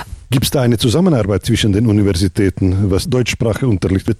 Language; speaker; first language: German; non-native, fluent; Slovak